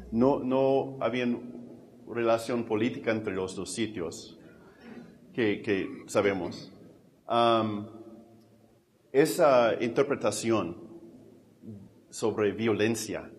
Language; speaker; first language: Spanish; non-native, fluent; English